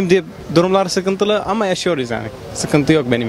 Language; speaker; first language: Turkish; non-native, fluent; Arabic